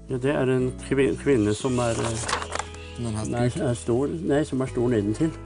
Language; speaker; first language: Norwegian; native; Norwegian